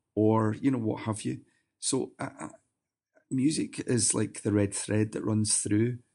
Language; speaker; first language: English; native; English